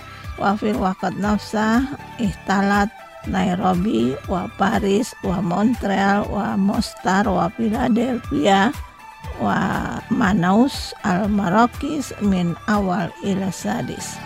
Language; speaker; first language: Arabic; non-native, fluent; Indonesian